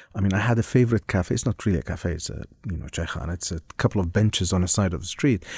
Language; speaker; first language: English; non-native, fluent; Arabic